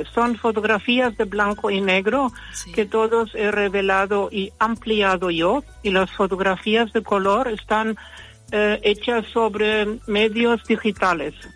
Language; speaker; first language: Spanish; early bilingual, other home language; German